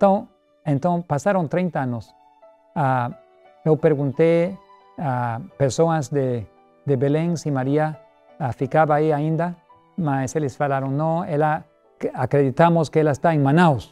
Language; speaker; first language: Portuguese; non-native, learner; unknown